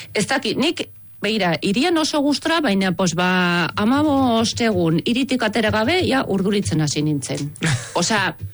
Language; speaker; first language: Basque; non-native, fluent; Swiss German